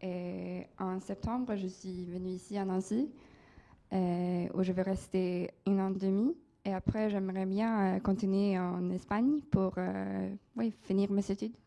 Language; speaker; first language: French; non-native, fluent; Swedish